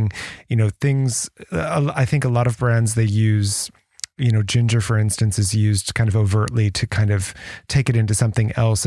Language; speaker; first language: English; native; English